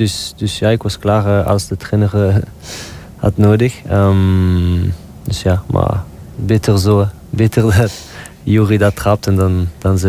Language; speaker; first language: Dutch; non-native, local second language; French